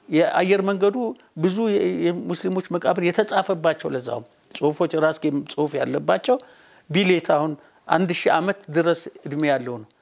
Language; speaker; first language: Amharic; native; Amharic